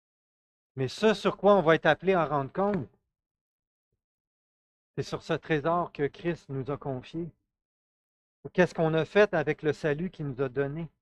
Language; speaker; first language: French; native; French